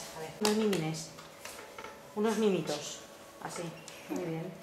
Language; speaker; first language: Spanish; native; Spanish